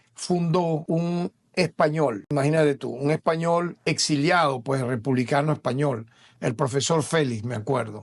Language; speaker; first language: Spanish; native; Spanish